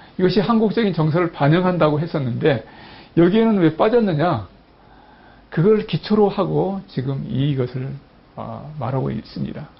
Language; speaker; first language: Korean; native; Korean